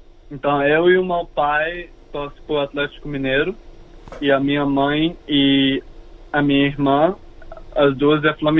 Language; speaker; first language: Portuguese; early bilingual, heritage; English